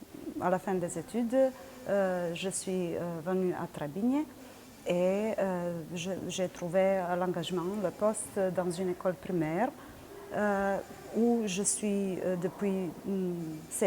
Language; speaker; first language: French; non-native, fluent; Serbian